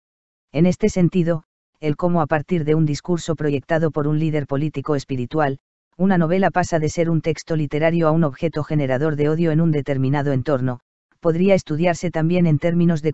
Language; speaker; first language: Spanish; native; Spanish